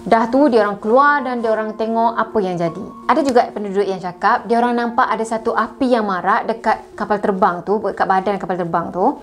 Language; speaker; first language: Malay; native; Malay